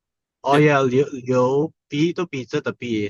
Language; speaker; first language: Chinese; non-native, learner; Indonesian